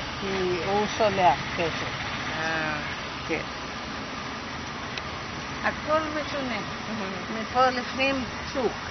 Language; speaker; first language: Hebrew; non-native, fluent; Malayalam